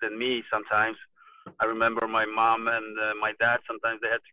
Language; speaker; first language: English; non-native, fluent; Polish